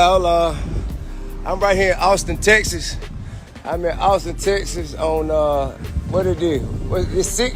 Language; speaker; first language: English; native; English